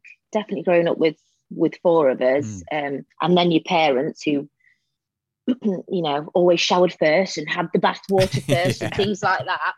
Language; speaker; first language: English; native; English